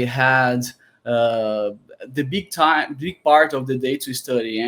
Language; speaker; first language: English; non-native, learner; Portuguese